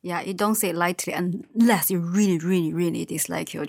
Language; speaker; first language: English; non-native, fluent; Chinese